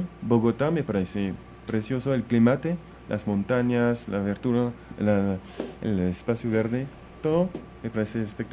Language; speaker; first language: Spanish; non-native, learner; French